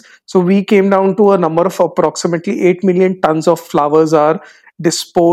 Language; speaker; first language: English; non-native, local second language; Hindi